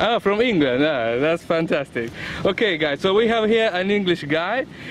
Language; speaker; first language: English; non-native, fluent; Spanish